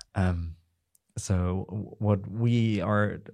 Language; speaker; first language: English; non-native, fluent; German